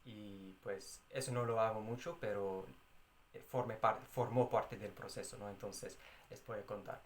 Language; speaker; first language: Spanish; non-native, fluent; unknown